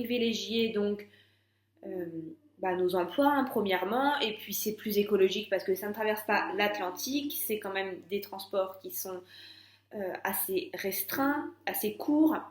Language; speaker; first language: French; native; French